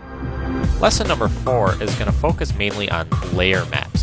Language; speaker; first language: English; native; English